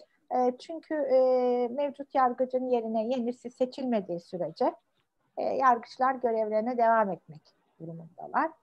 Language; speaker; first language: Turkish; native; Turkish